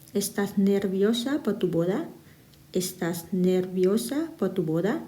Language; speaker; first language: Spanish; non-native, fluent; Thai